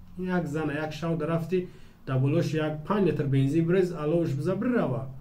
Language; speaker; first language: Tajik; native; Tajik